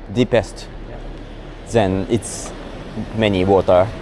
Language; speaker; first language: English; non-native, learner; Japanese